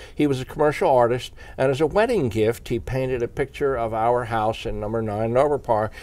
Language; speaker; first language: English; native; English